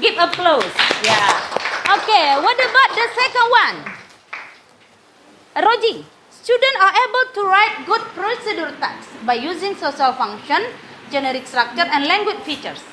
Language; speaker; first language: English; non-native, learner; Indonesian